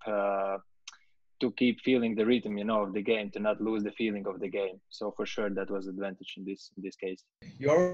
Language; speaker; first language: English; non-native, fluent; Latvian